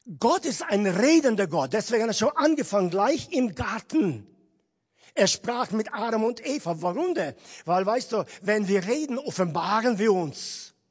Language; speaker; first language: German; non-native, fluent; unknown